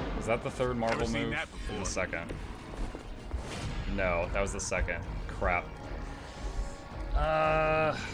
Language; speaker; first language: English; native; English